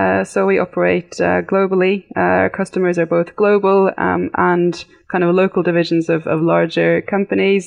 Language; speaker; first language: English; native; English